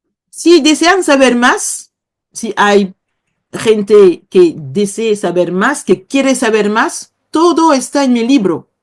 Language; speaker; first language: Spanish; non-native, fluent; Kongo